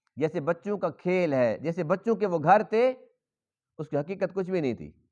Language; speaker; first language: Urdu; non-native, local second language; Saraiki